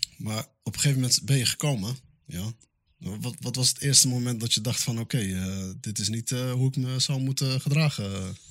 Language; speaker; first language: Dutch; early bilingual, other home language; Arabic